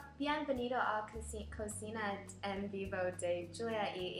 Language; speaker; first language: Spanish; non-native, learner; English